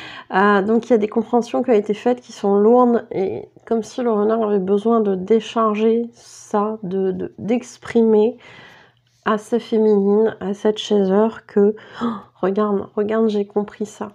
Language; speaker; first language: French; native; French